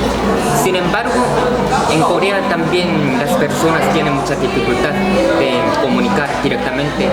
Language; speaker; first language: Spanish; non-native, fluent; Korean